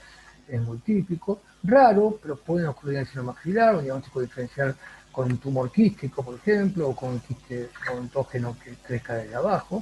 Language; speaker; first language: Spanish; native; Spanish